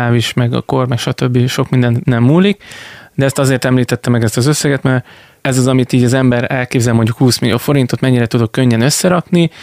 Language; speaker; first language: Hungarian; native; Hungarian